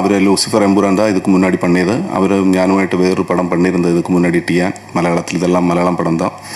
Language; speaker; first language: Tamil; non-native, learner; Malayalam